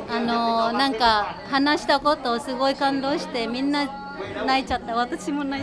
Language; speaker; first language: Japanese; non-native, fluent; Vietnamese